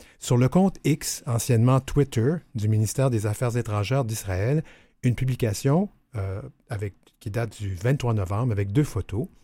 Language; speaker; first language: French; native; French